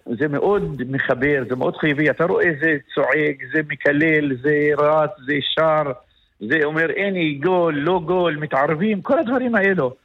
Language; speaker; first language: Hebrew; non-native, local second language; Arabic